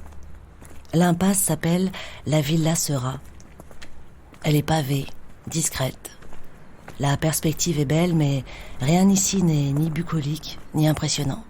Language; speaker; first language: French; native; French